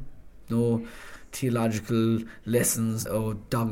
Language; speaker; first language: English; native; English